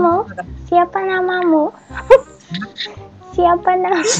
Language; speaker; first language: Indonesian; non-native, learner; Nepali